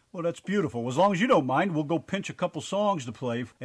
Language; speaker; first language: English; native; English